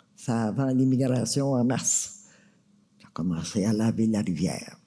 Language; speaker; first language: French; native; French